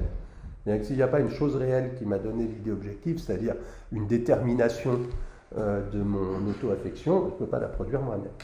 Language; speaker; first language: French; native; French